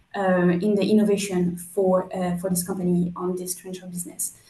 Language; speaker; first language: English; non-native, fluent; French